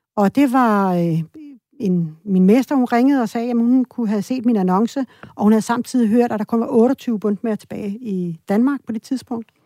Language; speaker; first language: Danish; early bilingual, other home language; Swedish